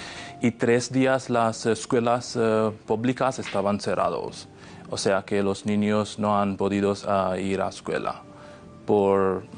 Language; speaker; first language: Spanish; non-native, fluent; Urdu